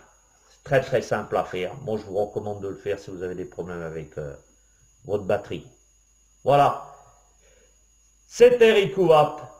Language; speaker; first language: French; native; French